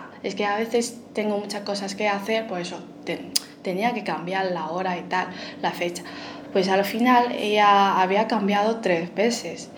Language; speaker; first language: Spanish; non-native, fluent; Chinese